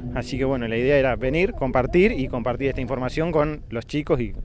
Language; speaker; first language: Spanish; native; Spanish